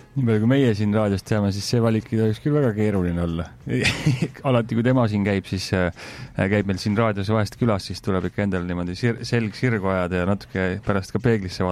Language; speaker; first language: Estonian; native; Estonian